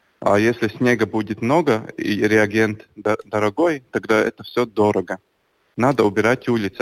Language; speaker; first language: Russian; non-native, local second language; Latvian